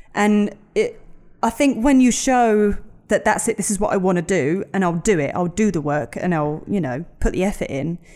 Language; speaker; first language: English; native; English